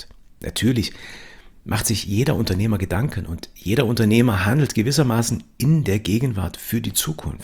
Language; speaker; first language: German; native; German